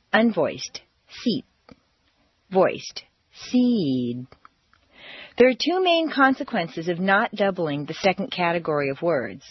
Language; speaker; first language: English; native; English